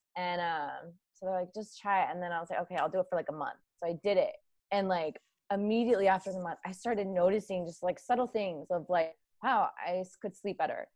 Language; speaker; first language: English; native; English